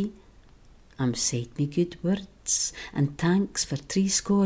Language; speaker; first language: English; non-native, local second language; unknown